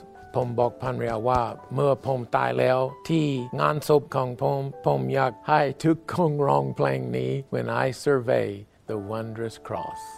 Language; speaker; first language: Thai; non-native, fluent; English